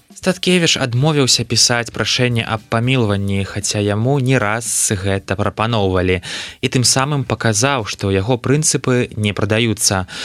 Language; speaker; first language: Belarusian; native; Belarusian